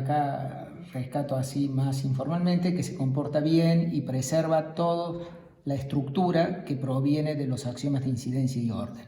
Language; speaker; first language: Spanish; native; Spanish